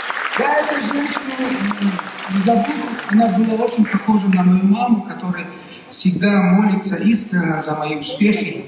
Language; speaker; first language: Russian; non-native, local second language; Tajik